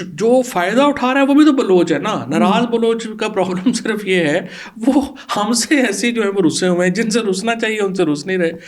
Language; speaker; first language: Urdu; non-native, local second language; Punjabi